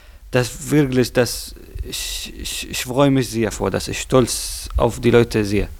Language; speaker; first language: German; non-native, learner; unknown